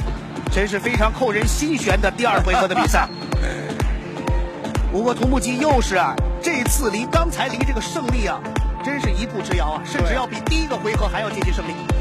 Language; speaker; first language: Chinese; native; Chinese